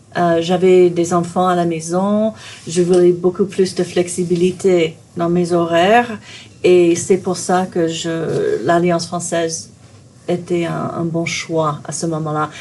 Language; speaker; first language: French; non-native, fluent; English